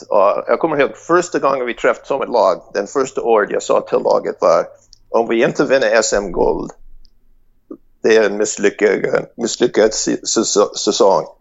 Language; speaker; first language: Swedish; non-native, fluent; English